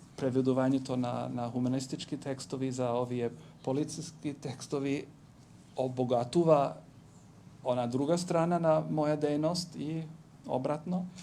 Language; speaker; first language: Macedonian; non-native, fluent; English